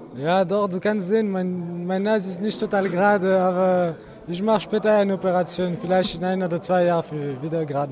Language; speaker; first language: German; non-native, learner; French